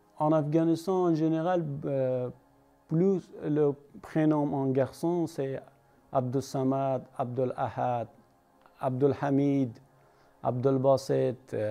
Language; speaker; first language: French; non-native, learner; Persian